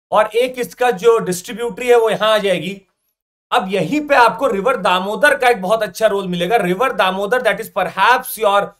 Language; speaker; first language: Hindi; native; Hindi